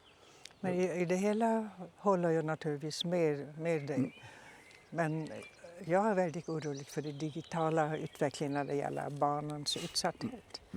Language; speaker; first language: Swedish; non-native, fluent; German